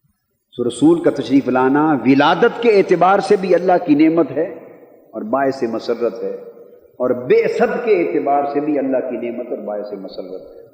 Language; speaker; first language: Urdu; native; Urdu